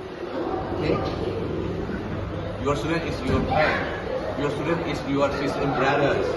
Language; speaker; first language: English; non-native, learner; Indonesian